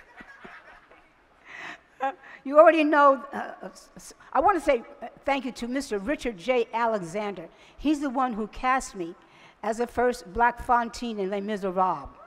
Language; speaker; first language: English; native; English